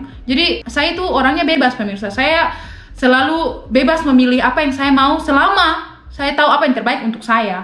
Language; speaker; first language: Indonesian; non-native, local second language; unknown